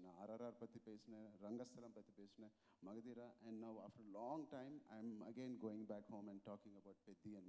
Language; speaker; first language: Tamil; non-native, local second language; Telugu